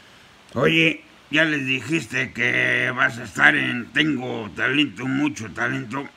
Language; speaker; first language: Spanish; native; Spanish